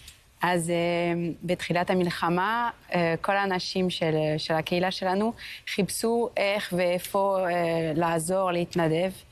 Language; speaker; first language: Hebrew; non-native, fluent; French